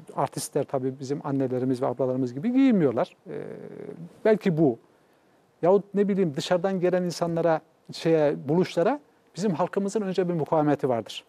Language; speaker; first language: Turkish; native; Turkish